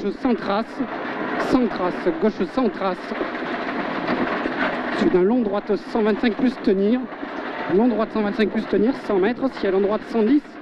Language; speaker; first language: French; native; French